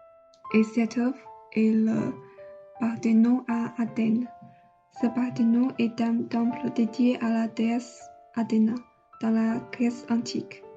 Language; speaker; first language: French; non-native, learner; Chinese